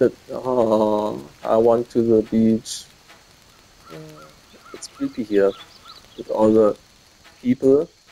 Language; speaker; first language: English; non-native, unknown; German